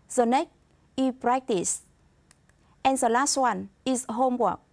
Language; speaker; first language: English; non-native, fluent; Vietnamese